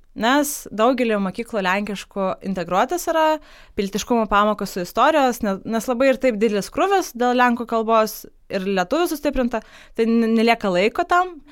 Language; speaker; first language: Lithuanian; non-native, local second language; Polish